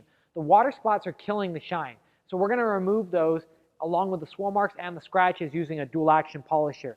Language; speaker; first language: English; native; English